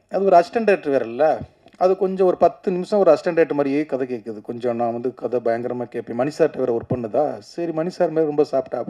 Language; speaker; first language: Tamil; native; Tamil